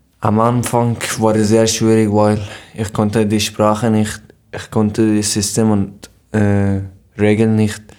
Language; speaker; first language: German; non-native, learner; Persian